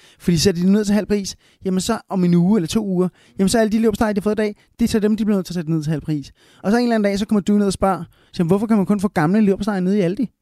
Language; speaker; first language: Danish; early bilingual, other home language; Spanish